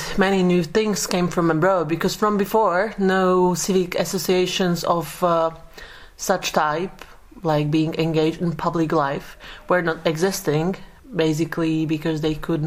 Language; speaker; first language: English; non-native, fluent; Slovak